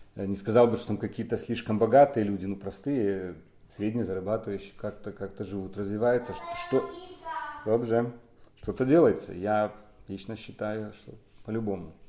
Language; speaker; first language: Russian; non-native, local second language; Polish